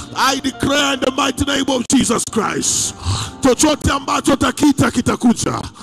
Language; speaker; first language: Swahili; native; Swahili